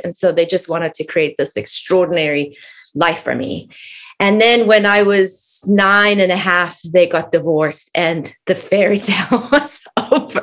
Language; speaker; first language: English; native; English